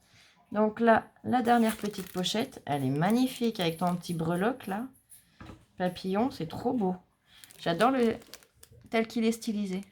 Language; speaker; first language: French; native; French